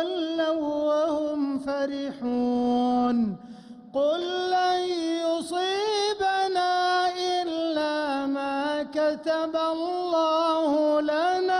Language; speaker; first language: Arabic; native; Arabic